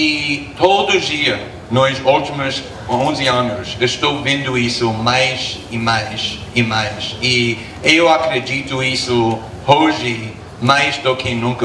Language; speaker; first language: Portuguese; non-native, fluent; English